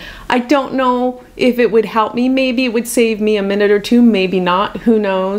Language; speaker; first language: English; native; English